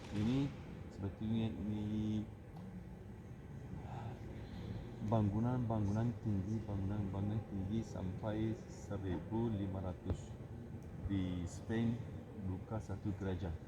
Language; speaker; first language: Indonesian; non-native, learner; Turkish